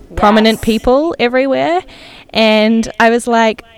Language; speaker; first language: English; native; English